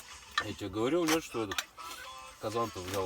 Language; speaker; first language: Russian; native; Russian